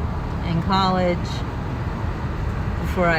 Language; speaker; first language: English; native; English